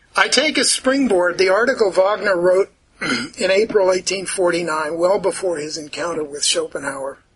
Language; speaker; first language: English; native; English